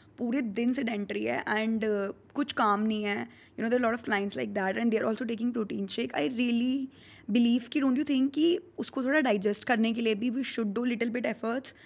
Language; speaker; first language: Hindi; native; Hindi